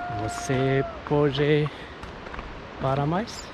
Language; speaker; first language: Portuguese; non-native, learner; Arabic